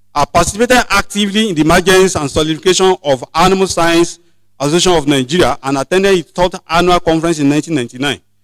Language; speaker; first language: English; non-native, local second language; Yoruba